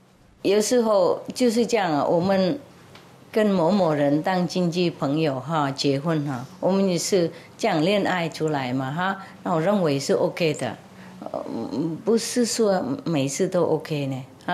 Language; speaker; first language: Chinese; non-native, fluent; Vietnamese